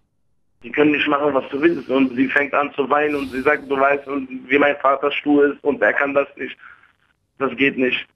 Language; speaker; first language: German; early bilingual, other home language; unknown